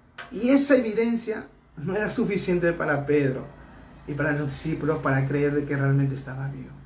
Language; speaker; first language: Spanish; native; Spanish